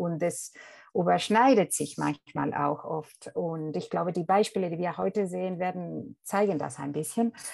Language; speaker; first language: German; non-native, fluent; Spanish